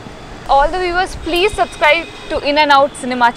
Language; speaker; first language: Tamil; non-native, learner; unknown